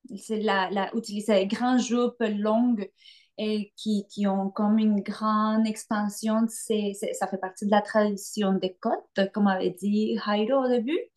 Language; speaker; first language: French; non-native, fluent; Spanish